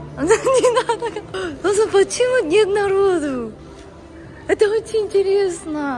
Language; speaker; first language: Russian; non-native, learner; Korean